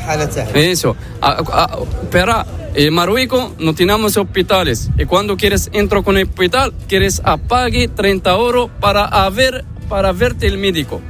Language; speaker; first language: Spanish; non-native, learner; Arabic